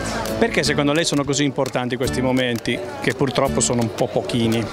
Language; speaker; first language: Italian; native; Italian